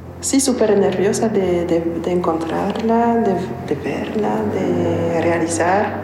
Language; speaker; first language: Spanish; non-native, learner; French